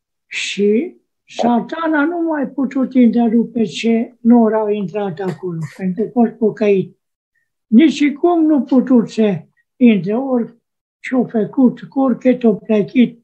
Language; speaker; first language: Romanian; non-native, local second language; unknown